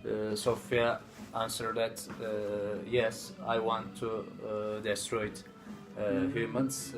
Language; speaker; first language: English; non-native, learner; Turkish